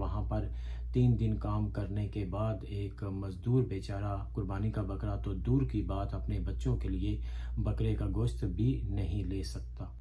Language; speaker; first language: Urdu; non-native, local second language; Punjabi